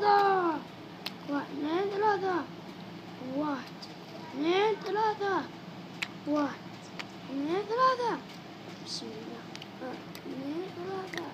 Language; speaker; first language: Arabic; native; Arabic